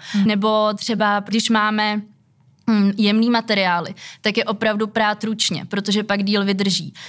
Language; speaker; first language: Czech; native; Czech